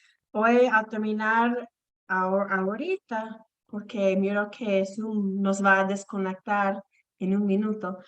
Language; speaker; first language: Spanish; non-native, fluent; English